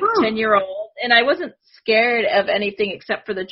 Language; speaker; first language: English; early bilingual, other home language; Spanish